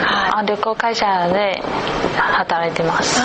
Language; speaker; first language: Japanese; non-native, learner; Chinese